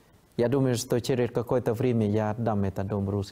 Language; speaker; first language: Russian; non-native, fluent; Thai